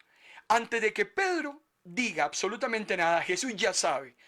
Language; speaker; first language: Spanish; native; Spanish